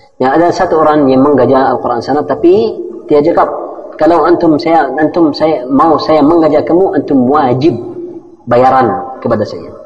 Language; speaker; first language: Malay; non-native, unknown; Arabic